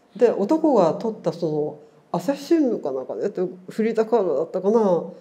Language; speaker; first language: Japanese; native; Japanese